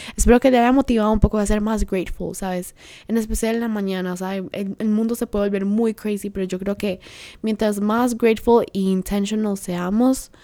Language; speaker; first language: Spanish; early bilingual, heritage; Spanish